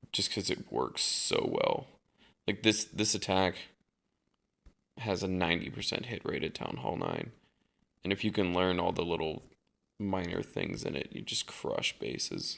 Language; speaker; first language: English; native; English